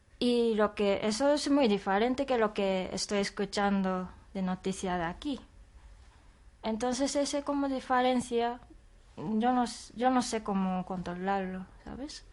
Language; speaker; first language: Spanish; non-native, fluent; Japanese